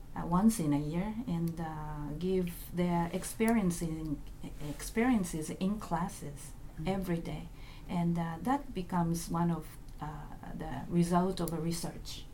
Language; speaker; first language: English; non-native, learner; Japanese